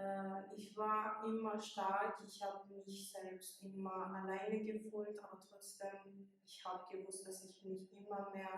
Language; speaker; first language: German; early bilingual, other home language; Persian